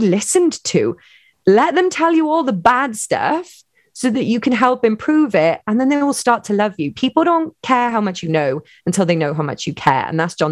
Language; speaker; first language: English; native; English